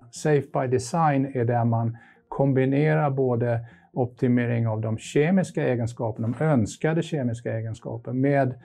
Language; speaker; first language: Swedish; non-native, fluent; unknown